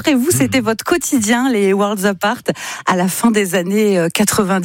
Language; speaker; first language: French; native; French